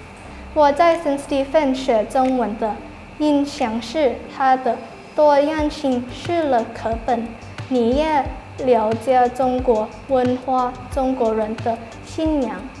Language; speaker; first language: Chinese; non-native, learner; Thai